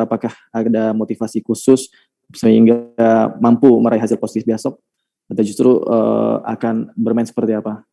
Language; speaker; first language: Indonesian; native; Indonesian